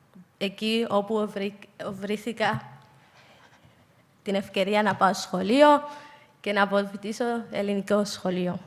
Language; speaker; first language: Greek; non-native, fluent; Somali